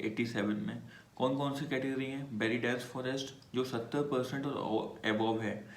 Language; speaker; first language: Hindi; native; Hindi